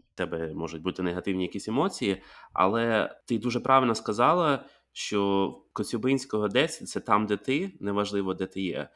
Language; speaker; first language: Ukrainian; native; Ukrainian